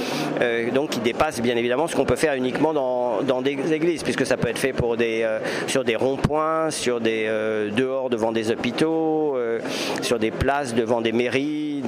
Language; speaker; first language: French; native; French